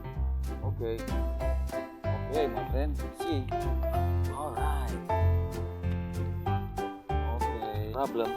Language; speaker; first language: English; non-native, learner; Indonesian